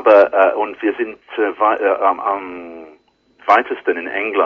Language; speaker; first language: German; non-native, learner; English